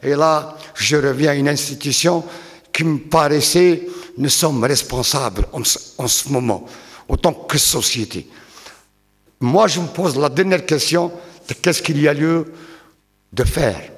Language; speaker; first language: French; non-native, local second language; Arabic